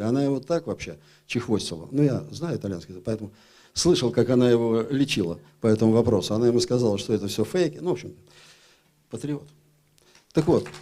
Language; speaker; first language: Russian; native; Russian